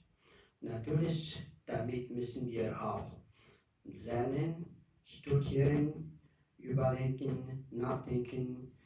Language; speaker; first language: German; non-native, learner; Tibetan